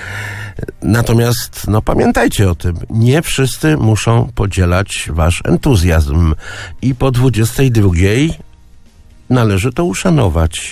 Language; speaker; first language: Polish; native; Polish